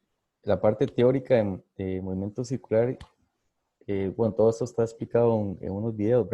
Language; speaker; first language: Spanish; native; Spanish